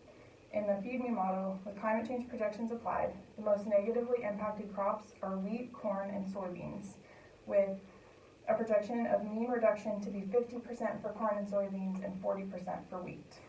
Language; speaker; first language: English; native; English